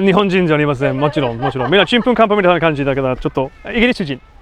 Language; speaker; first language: Japanese; non-native, learner; English